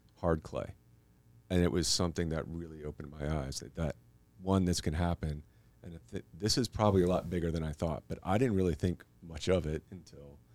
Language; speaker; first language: English; native; English